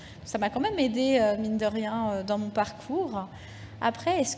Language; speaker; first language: French; native; French